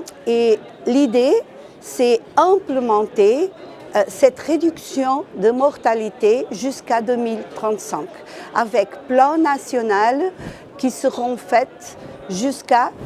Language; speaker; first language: French; non-native, fluent; Portuguese